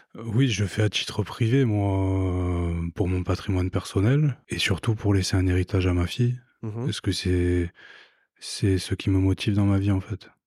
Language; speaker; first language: French; native; French